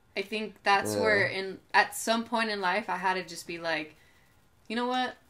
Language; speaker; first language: English; native; English